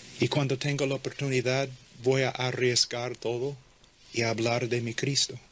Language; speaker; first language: Spanish; non-native, fluent; English